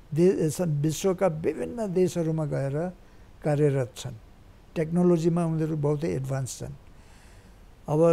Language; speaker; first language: Nepali; native; Nepali